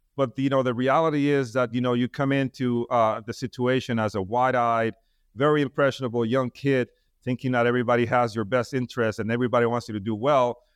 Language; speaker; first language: English; non-native, fluent; Spanish